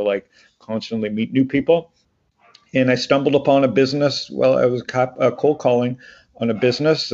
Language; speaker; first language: English; native; English